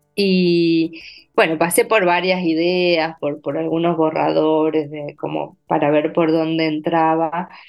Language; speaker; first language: Spanish; native; Spanish